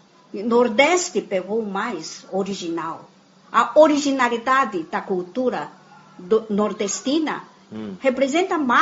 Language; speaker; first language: Portuguese; non-native, fluent; Chinese